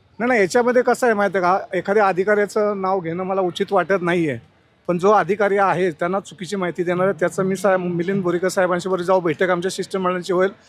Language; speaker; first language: Marathi; native; Marathi